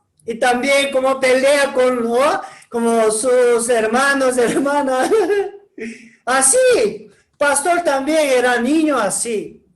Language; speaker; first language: Spanish; non-native, learner; Korean